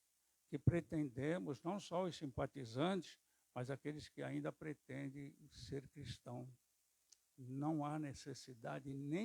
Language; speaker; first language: Portuguese; native; Portuguese